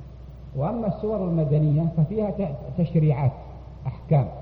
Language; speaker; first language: Arabic; native; Arabic